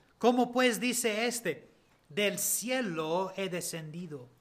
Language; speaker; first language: Spanish; non-native, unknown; English